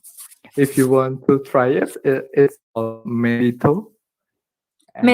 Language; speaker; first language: English; non-native, learner; Indonesian